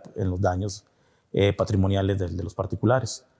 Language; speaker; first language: Spanish; native; Spanish